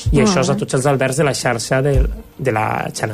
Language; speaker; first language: Catalan; native; Catalan